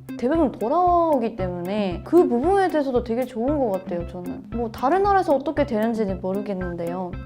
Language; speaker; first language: Korean; non-native, fluent; Japanese